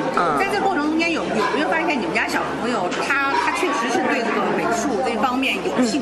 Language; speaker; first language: Chinese; native; Chinese